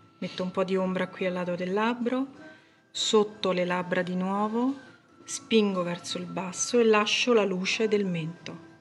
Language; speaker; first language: Italian; native; Italian